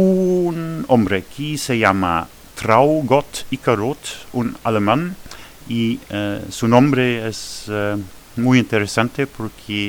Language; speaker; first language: Spanish; non-native, fluent; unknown